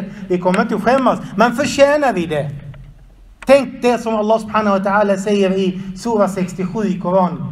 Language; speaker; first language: Swedish; non-native, fluent; Arabic